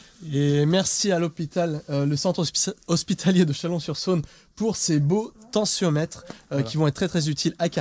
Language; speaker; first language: French; native; French